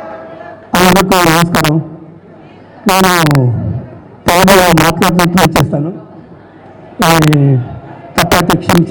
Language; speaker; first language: Telugu; non-native, learner; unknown